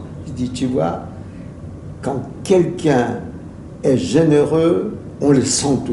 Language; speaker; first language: French; non-native, fluent; Yiddish